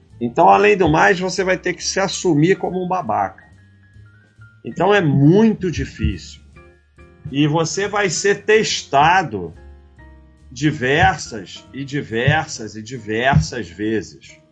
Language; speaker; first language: Portuguese; native; Portuguese